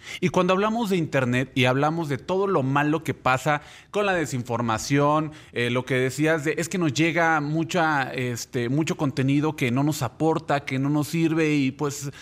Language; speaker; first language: Spanish; native; Spanish